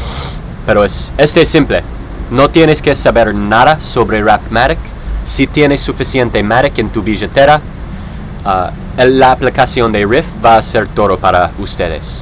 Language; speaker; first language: Spanish; non-native, learner; English